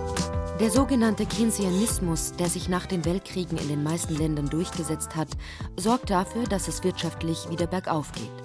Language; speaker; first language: German; native; German